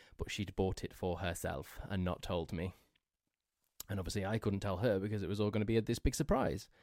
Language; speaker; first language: English; native; English